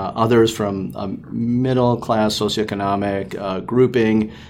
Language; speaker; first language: English; native; English